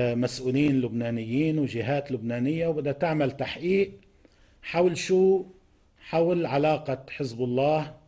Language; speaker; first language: Arabic; native; Arabic